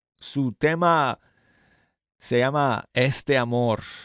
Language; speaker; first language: Spanish; native; Spanish